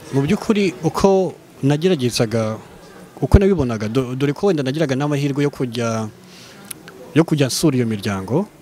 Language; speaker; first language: Kinyarwanda; early bilingual, heritage; Kinyarwanda